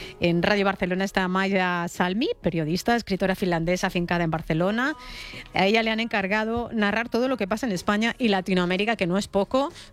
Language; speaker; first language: Spanish; native; Spanish